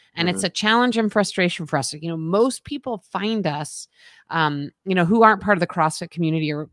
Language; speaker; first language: English; native; English